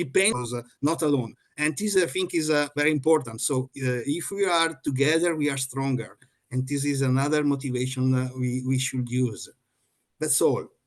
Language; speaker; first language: English; non-native, fluent; Italian